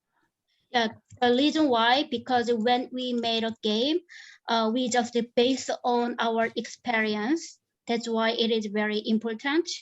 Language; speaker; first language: English; non-native, fluent; Korean